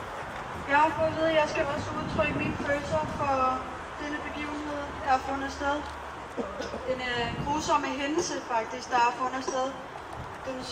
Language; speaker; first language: Danish; early bilingual, other home language; Urdu